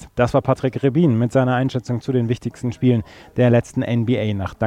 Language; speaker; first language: German; native; German